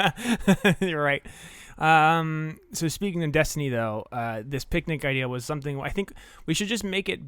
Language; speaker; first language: English; native; English